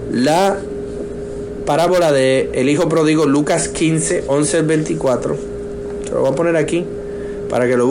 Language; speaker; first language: Spanish; native; Spanish